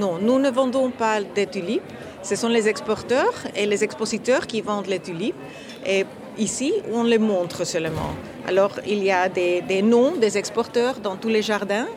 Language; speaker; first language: French; non-native, fluent; Dutch